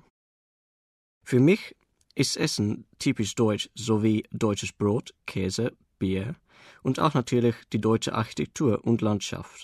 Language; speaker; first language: German; non-native, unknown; Afrikaans